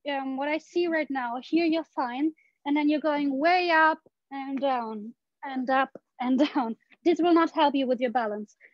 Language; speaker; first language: English; non-native, fluent; German